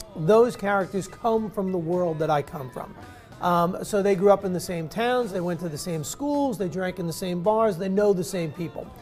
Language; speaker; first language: English; native; English